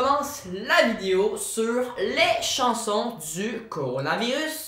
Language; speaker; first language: French; native; French